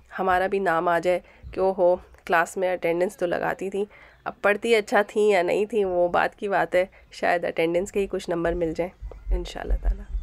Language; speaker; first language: Urdu; native; Urdu